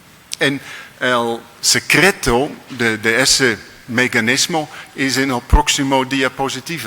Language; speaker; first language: Spanish; non-native, learner; Dutch